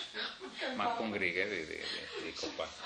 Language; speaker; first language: German; non-native, fluent; Spanish